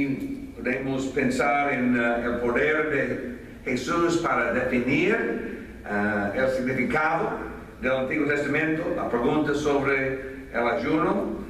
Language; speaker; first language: Spanish; non-native, fluent; English